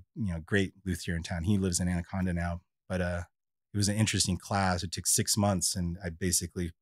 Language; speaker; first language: English; native; English